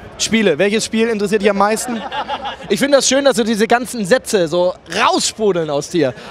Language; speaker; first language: German; native; German